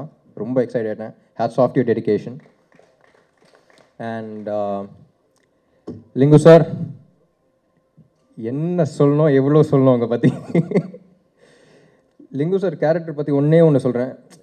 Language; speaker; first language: Tamil; non-native, local second language; Telugu